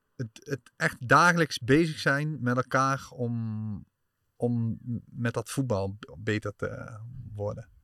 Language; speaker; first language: Dutch; native; Dutch